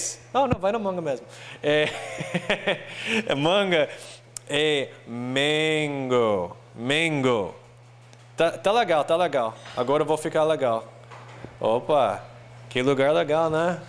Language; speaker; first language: Portuguese; non-native, fluent; English